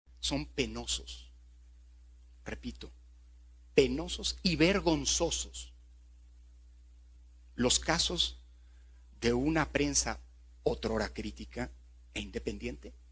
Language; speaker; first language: Spanish; native; Spanish